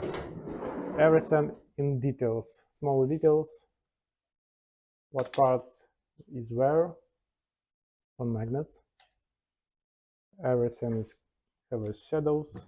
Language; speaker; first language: English; non-native, learner; Ukrainian